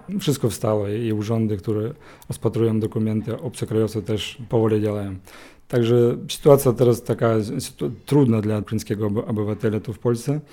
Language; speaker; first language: Polish; non-native, learner; Ukrainian